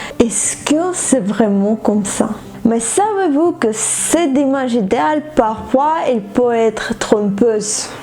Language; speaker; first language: French; non-native, fluent; Ukrainian